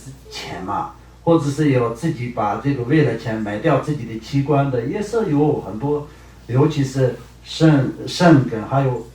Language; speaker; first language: Chinese; non-native, local second language; Tibetan